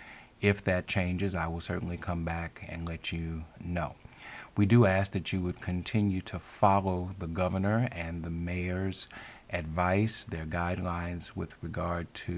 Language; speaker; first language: English; native; English